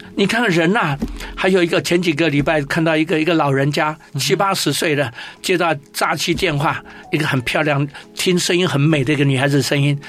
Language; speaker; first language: Chinese; native; Chinese